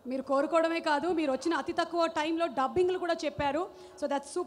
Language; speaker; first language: Telugu; native; Telugu